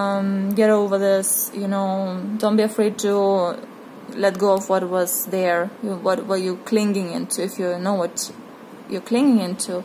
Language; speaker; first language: English; non-native, fluent; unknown